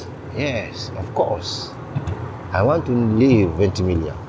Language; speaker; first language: English; non-native, learner; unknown